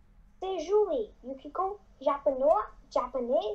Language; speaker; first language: French; non-native, learner; Chinese